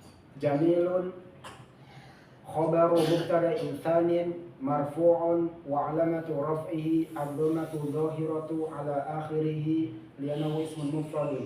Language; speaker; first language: Arabic; non-native, learner; Indonesian